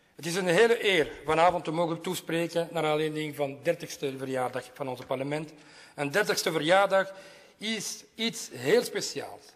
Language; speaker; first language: Dutch; non-native, local second language; French